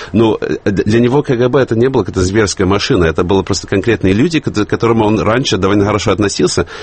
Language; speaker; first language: Russian; early bilingual, heritage; Russian